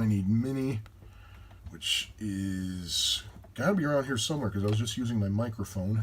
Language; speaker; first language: English; native; English